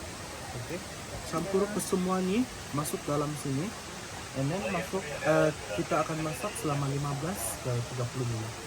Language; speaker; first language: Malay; non-native, local second language; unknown